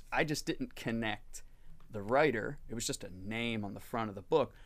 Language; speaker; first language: English; native; English